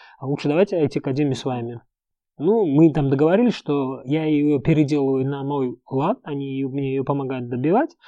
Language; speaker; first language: Russian; non-native, local second language; Uzbek